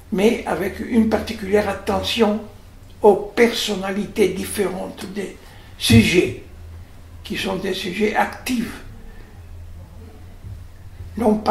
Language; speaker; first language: French; non-native, fluent; Italian